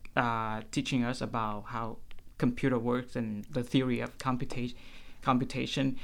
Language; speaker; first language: English; non-native, fluent; Vietnamese